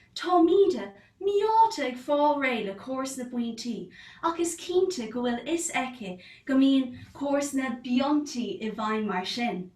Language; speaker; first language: Irish; non-native, local second language; English